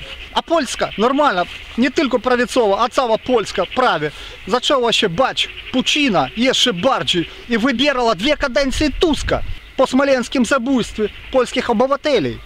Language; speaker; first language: Polish; non-native, fluent; Ukrainian